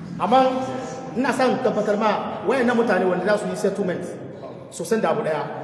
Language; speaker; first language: Hausa; non-native, local second language; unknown